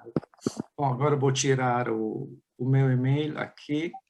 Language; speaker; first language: Portuguese; non-native, fluent; Italian